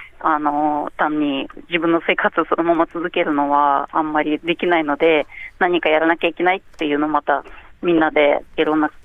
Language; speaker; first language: Japanese; non-native, fluent; Ukrainian